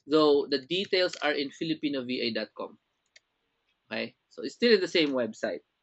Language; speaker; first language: English; non-native, local second language; Filipino